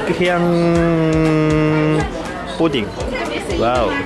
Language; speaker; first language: Korean; non-native, fluent; Chinese